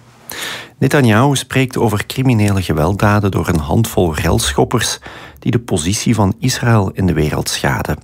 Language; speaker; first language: Dutch; native; Dutch